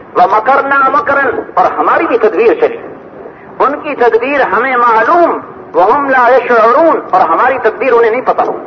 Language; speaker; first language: Urdu; non-native, local second language; Punjabi